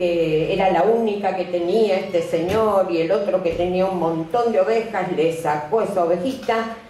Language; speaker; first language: Spanish; native; Spanish